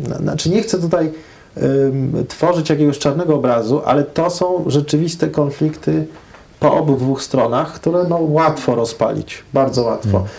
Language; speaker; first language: Polish; early bilingual, heritage; Polish